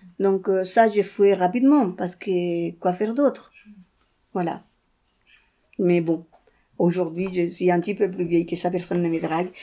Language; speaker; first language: French; non-native, fluent; Spanish